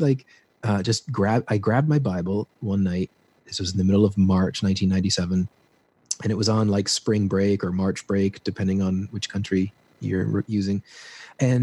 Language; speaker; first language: English; native; English